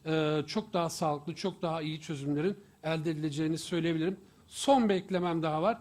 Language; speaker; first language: Turkish; native; Turkish